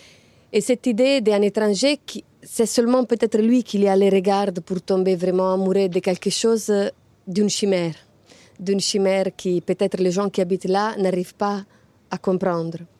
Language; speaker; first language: French; non-native, fluent; Italian